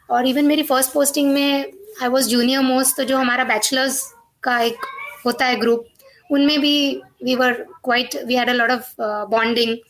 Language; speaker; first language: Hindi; non-native, local second language; Marathi